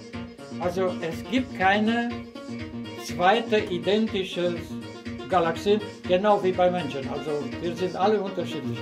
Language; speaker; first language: German; non-native, fluent; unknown